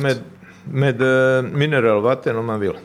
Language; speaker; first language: Swedish; non-native, fluent; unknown